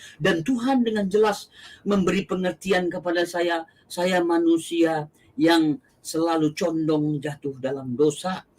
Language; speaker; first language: Indonesian; non-native, local second language; Achinese